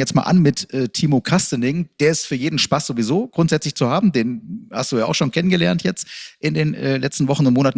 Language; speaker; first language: German; native; German